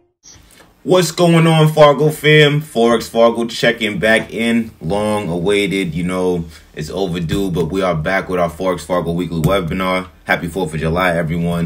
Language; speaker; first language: English; native; English